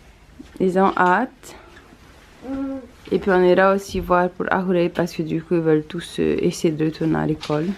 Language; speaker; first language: French; native; French